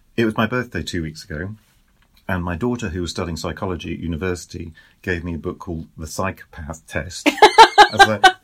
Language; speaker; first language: English; native; English